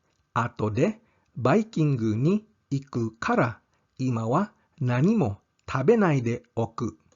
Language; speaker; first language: Japanese; non-native, fluent; English